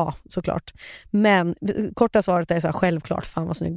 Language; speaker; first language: Swedish; native; Swedish